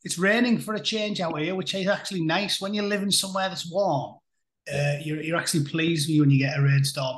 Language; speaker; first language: English; native; English